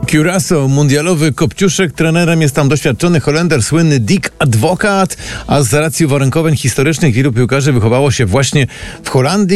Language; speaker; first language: Polish; native; Polish